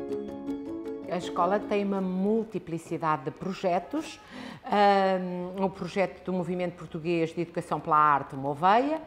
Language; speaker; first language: Portuguese; native; Portuguese